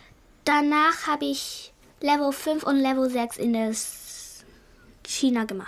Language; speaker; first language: German; early bilingual, other home language; Chinese